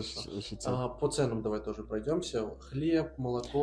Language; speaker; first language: Russian; native; Russian